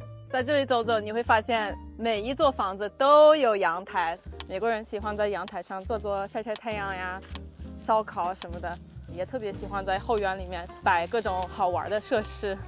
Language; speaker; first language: Chinese; non-native, fluent; English